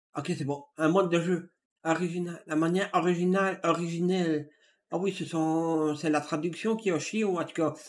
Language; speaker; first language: French; native; French